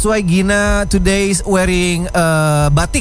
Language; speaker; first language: English; non-native, learner; Indonesian